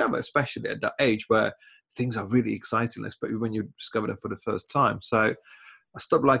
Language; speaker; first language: English; non-native, fluent; Czech